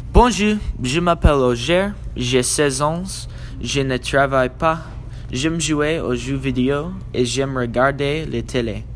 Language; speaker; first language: French; non-native, learner; English